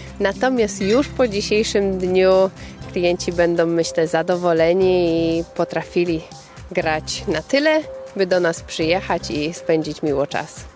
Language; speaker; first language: Polish; native; Polish